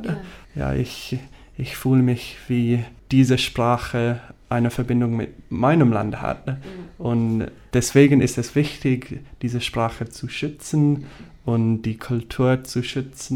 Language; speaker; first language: German; non-native, fluent; English